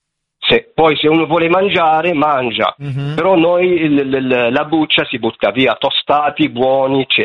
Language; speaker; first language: Italian; non-native, fluent; Arabic